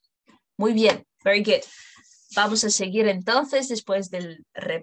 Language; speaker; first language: Spanish; non-native, fluent; English